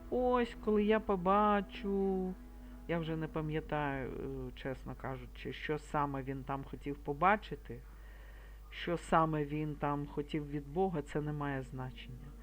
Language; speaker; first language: Ukrainian; native; Ukrainian